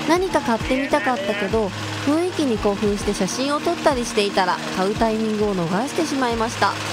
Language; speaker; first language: Japanese; native; Japanese